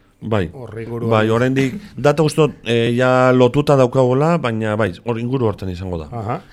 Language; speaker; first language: Basque; native; Basque